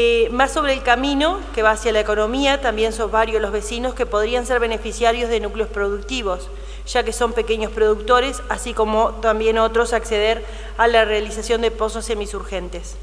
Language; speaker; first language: Spanish; native; Spanish